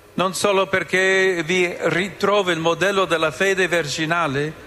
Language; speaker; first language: Italian; non-native, fluent; English